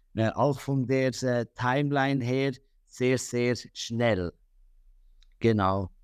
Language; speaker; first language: German; native; German